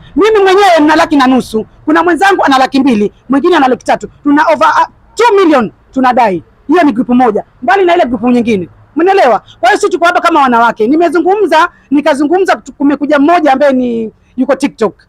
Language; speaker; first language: Swahili; native; Swahili